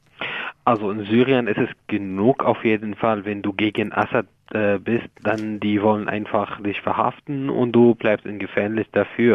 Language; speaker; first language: German; non-native, learner; Arabic